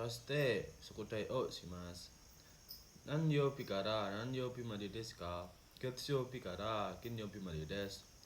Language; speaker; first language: Japanese; non-native, learner; Indonesian